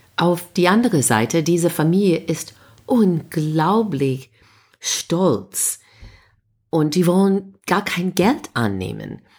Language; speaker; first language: German; non-native, fluent; English